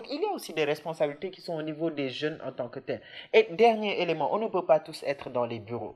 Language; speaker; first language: French; non-native, local second language; Wolof